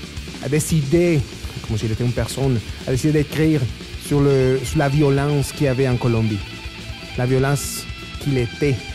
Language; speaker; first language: French; non-native, fluent; Spanish